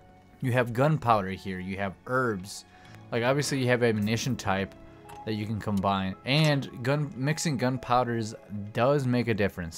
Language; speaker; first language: English; native; English